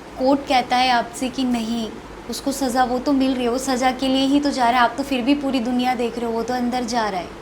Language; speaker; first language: Hindi; native; Hindi